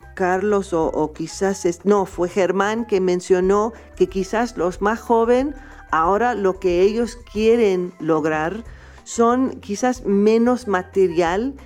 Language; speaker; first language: Spanish; non-native, fluent; English